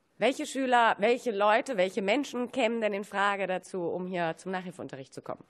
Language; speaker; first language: German; native; German